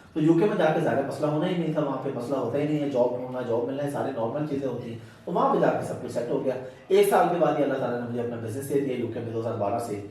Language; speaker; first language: Urdu; non-native, local second language; Punjabi